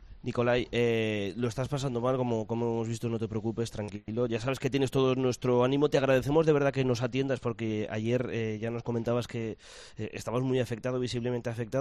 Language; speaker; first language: Spanish; native; Spanish